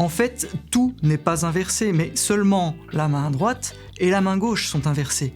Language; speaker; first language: French; native; French